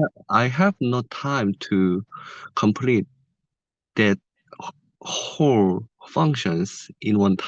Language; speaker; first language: English; non-native, learner; Korean